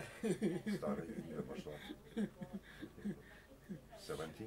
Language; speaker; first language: English; non-native, learner; Polish